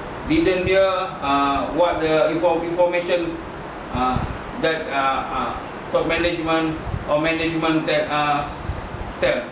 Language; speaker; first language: English; non-native, learner; Malay